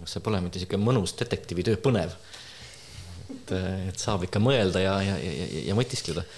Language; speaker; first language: Estonian; native; Estonian